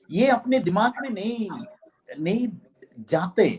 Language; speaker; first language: Hindi; non-native, fluent; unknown